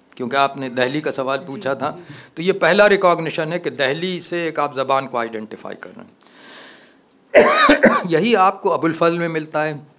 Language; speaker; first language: Hindi; native; Hindi